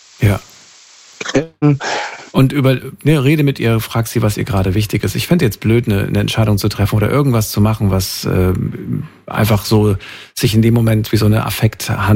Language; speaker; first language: German; native; German